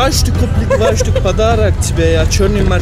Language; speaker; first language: Russian; non-native, learner; Turkish